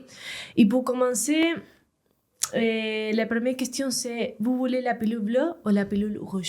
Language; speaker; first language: French; non-native, learner; Spanish